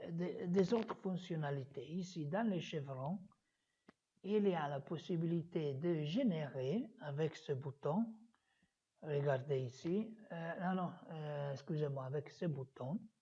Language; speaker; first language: French; non-native, fluent; Italian